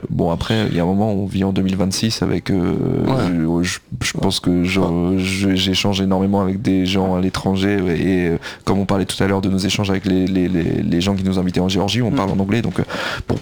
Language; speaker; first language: French; native; French